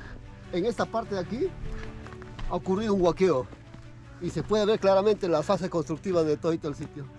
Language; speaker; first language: Spanish; native; Spanish